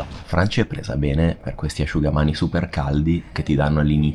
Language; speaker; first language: Italian; native; Italian